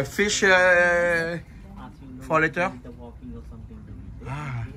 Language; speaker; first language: English; non-native, learner; French